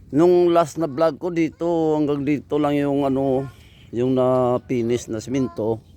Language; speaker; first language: Filipino; native; Filipino